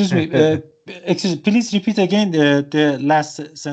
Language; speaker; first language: English; non-native, learner; Persian